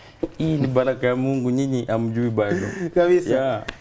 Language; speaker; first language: Swahili; native; Swahili